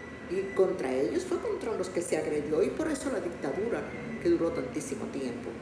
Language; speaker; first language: Spanish; native; Spanish